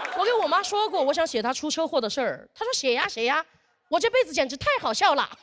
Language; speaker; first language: Chinese; native; Chinese